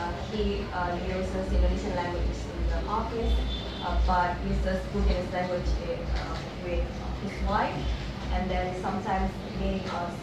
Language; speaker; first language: English; non-native, fluent; Indonesian